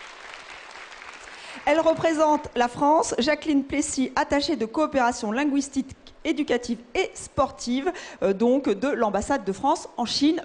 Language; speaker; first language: French; native; French